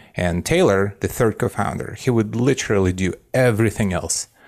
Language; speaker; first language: English; non-native, fluent; Russian